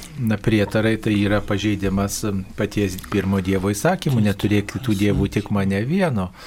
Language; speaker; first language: Lithuanian; native; Lithuanian